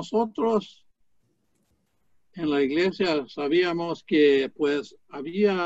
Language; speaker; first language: Spanish; non-native, fluent; English